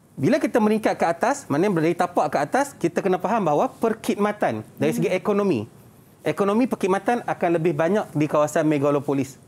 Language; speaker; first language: Malay; native; Malay